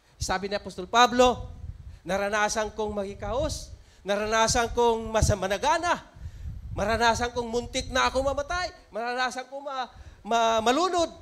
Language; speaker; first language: Filipino; non-native, local second language; Cebuano